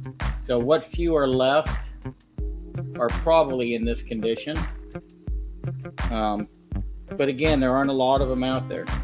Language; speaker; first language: English; native; English